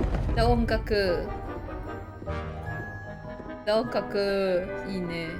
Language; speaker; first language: Japanese; non-native, learner; Chinese